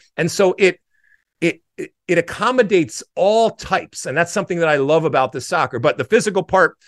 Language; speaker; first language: English; native; English